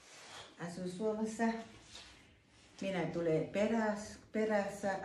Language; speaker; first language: Finnish; non-native, learner; Thai